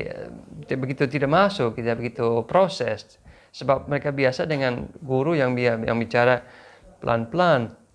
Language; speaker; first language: Indonesian; non-native, fluent; English